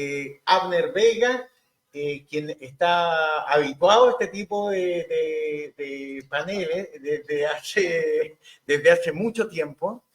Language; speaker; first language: Spanish; native; Spanish